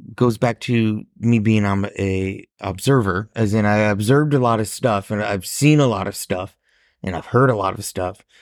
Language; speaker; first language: English; native; English